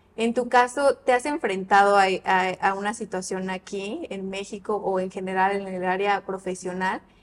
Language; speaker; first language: Spanish; native; Spanish